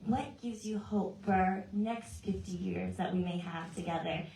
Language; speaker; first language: English; early bilingual, other home language; Vietnamese